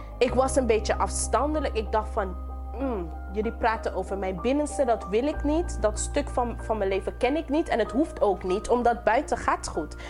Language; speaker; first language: Dutch; non-native, local second language; English